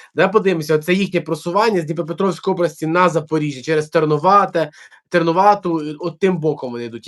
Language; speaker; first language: Ukrainian; native; Ukrainian